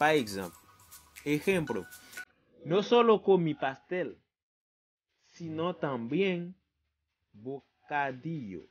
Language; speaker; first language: Spanish; non-native, fluent; Haitian Creole